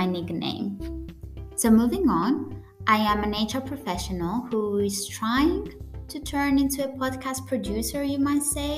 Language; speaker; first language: English; non-native, fluent; Greek